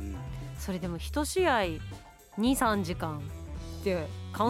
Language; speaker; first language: Japanese; native; Japanese